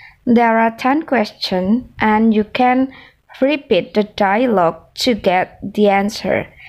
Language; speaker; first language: English; non-native, fluent; Indonesian